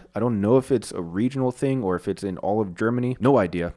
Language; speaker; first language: English; native; English